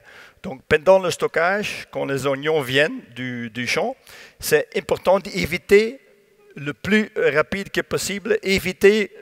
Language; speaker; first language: French; non-native, learner; Dutch